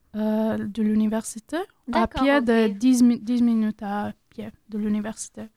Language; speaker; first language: French; non-native, learner; Croatian